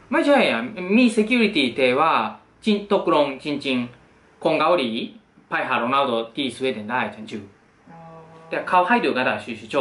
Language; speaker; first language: Thai; non-native, fluent; Japanese